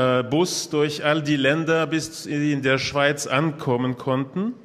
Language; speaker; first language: German; non-native, local second language; French